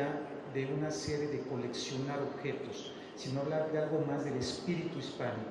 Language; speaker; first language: Spanish; native; Spanish